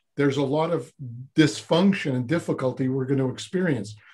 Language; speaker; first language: English; native; English